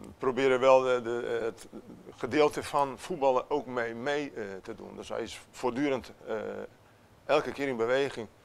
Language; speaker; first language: Dutch; non-native, fluent; Italian